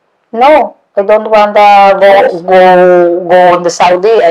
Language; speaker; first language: English; non-native, learner; Indonesian